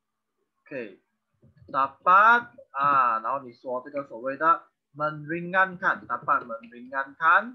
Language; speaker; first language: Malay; non-native, local second language; Chinese